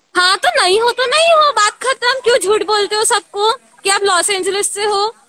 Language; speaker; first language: Hindi; non-native, local second language; Tamil